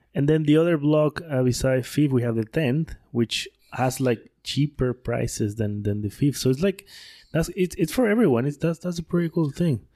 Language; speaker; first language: English; non-native, fluent; Spanish